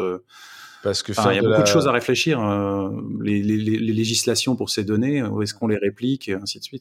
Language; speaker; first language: French; native; French